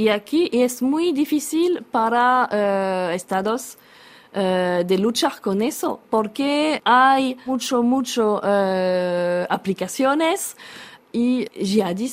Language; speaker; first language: Spanish; non-native, learner; French